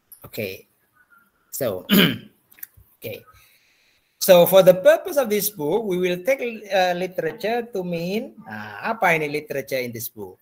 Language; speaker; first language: English; non-native, fluent; Indonesian